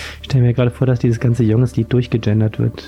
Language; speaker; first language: German; native; German